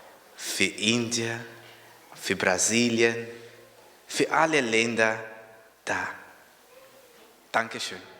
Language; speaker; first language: German; non-native, fluent; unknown